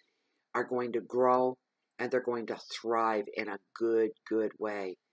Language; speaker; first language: English; native; English